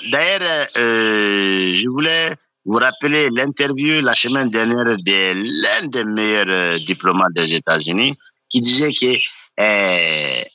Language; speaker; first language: French; non-native, local second language; Bambara